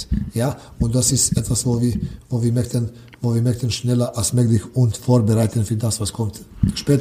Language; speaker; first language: German; non-native, learner; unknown